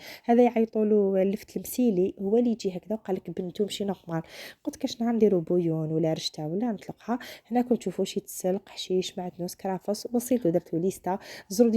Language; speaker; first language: Arabic; native; Arabic